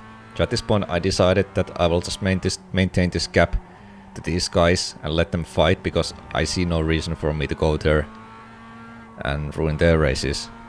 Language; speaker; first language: English; non-native, fluent; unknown